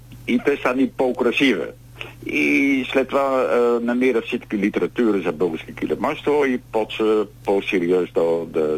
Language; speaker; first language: Bulgarian; non-native, learner; Dutch